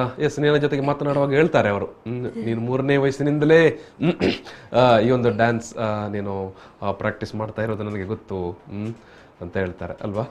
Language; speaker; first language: Kannada; native; Kannada